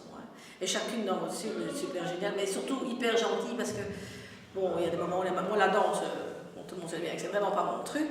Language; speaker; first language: French; native; French